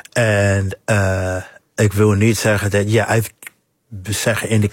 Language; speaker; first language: Dutch; non-native, fluent; English